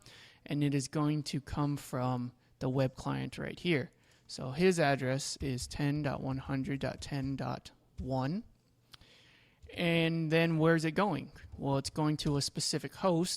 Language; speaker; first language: English; native; English